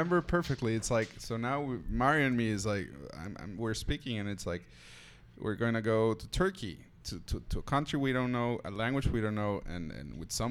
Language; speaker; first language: English; non-native, fluent; Spanish